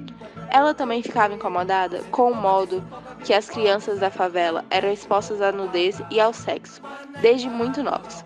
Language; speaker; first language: Portuguese; native; Portuguese